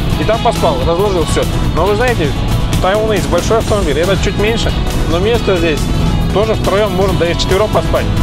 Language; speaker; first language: Russian; native; Russian